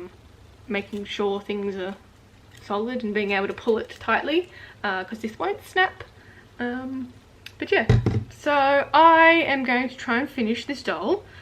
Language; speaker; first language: English; native; English